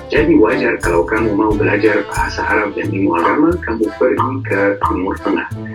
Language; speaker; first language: Indonesian; non-native, fluent; Arabic